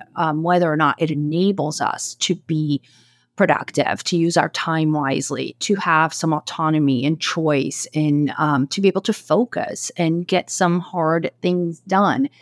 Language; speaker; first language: English; non-native, fluent; Portuguese